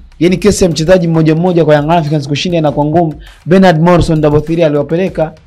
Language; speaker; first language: Swahili; native; Swahili